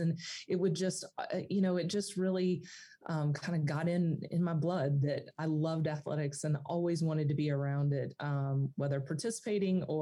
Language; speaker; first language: English; native; English